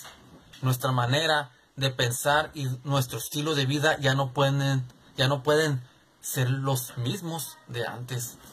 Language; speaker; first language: Spanish; native; Spanish